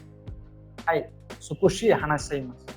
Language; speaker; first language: Japanese; non-native, learner; Bangla